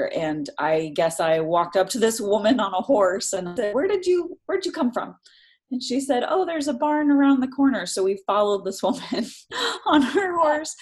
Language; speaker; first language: English; native; English